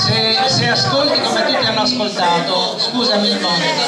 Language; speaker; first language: Italian; native; Italian